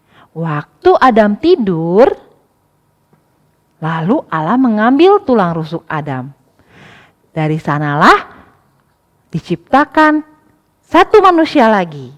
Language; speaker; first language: Indonesian; native; Indonesian